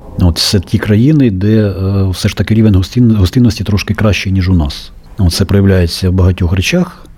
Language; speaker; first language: Ukrainian; native; Ukrainian